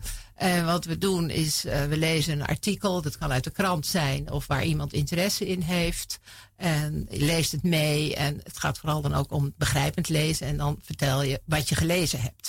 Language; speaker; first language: Dutch; native; Dutch